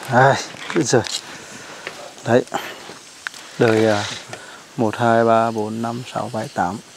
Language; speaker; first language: Vietnamese; native; Vietnamese